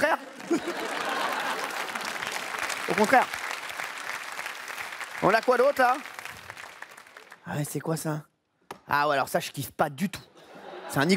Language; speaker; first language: French; native; French